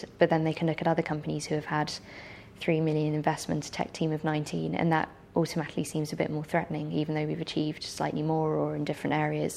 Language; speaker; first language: English; native; English